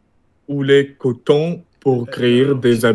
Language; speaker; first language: French; non-native, learner; Russian